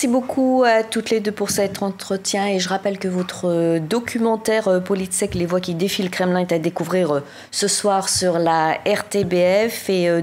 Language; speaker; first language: French; native; French